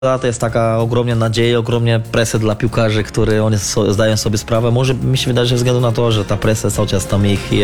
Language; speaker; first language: Polish; non-native, learner; Portuguese